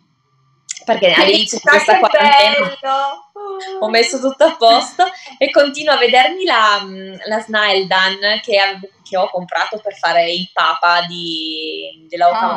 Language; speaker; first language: Italian; native; Italian